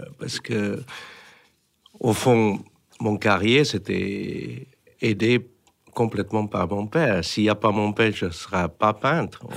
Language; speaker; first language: French; non-native, fluent; Chinese